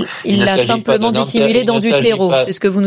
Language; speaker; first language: French; native; French